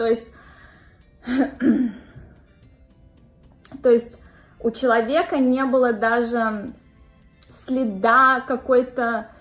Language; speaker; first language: Russian; native; Russian